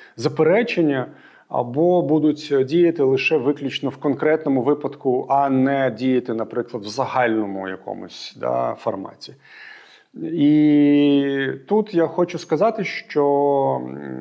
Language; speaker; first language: Ukrainian; non-native, local second language; Russian